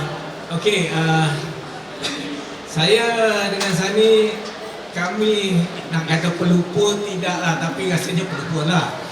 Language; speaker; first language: Malay; native; Malay